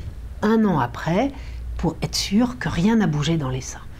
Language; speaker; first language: French; native; French